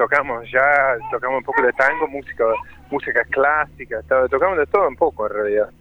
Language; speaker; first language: Spanish; non-native, fluent; English